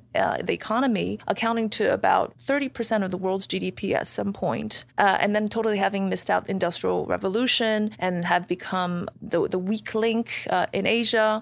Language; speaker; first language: English; non-native, fluent; Chinese